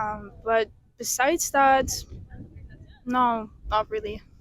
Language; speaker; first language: English; non-native, fluent; Dutch